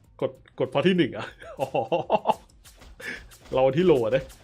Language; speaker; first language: Thai; native; Thai